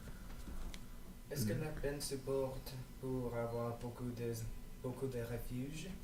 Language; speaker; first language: French; non-native, learner; English